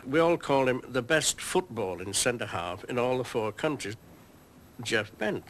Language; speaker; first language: English; native; English